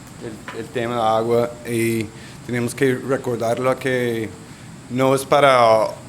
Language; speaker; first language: Spanish; non-native, local second language; English